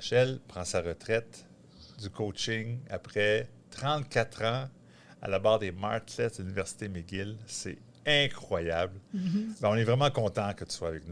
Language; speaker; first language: French; native; French